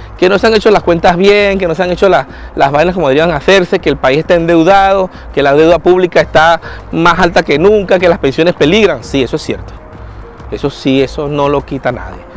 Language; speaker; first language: Spanish; native; Spanish